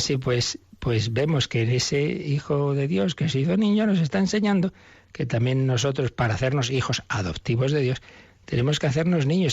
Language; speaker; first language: Spanish; native; Spanish